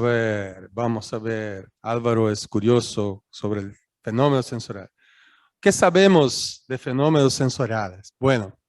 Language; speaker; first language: Spanish; non-native, fluent; Portuguese